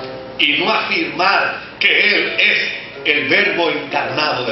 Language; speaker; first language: Spanish; native; Spanish